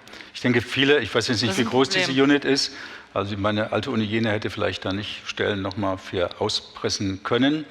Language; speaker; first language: German; native; German